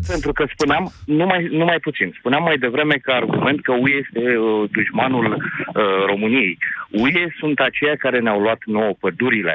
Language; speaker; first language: Romanian; native; Romanian